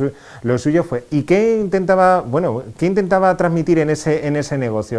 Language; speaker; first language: Spanish; native; Spanish